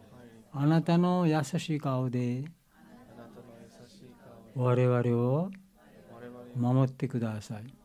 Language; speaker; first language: Japanese; non-native, learner; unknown